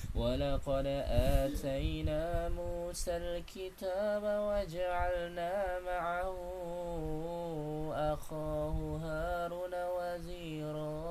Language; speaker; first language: Arabic; non-native, learner; Indonesian